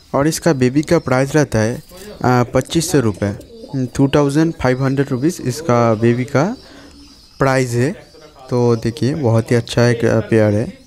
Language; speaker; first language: Hindi; non-native, local second language; Bangla